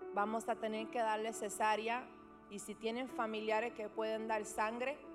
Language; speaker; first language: Spanish; early bilingual, heritage; Spanish